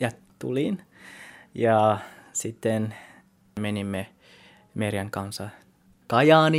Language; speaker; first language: Finnish; non-native, learner; Tswana